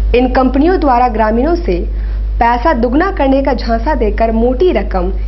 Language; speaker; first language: Hindi; native; Hindi